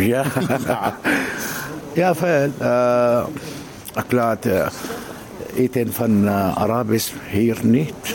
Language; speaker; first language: Dutch; non-native, learner; Arabic